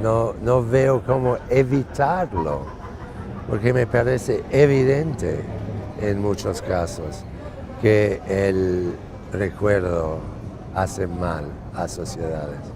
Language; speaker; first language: Spanish; non-native, fluent; English